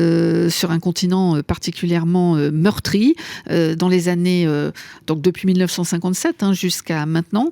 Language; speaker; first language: French; native; French